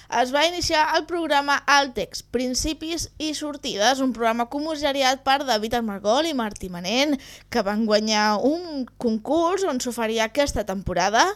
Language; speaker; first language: Catalan; native; Catalan